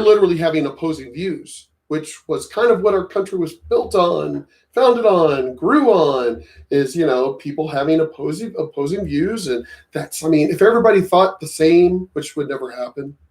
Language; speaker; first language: English; native; English